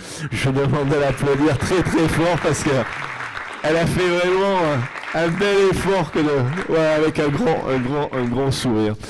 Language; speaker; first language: French; native; French